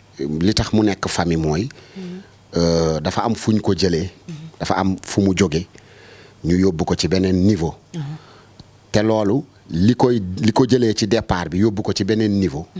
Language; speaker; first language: Wolof; native; Wolof